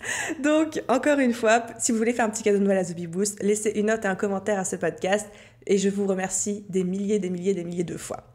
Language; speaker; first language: French; native; French